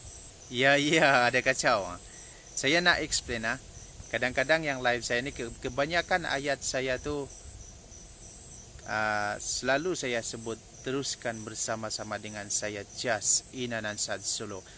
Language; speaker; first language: Malay; native; Malay